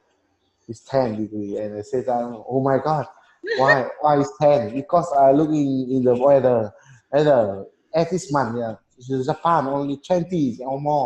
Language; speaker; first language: English; non-native, learner; Vietnamese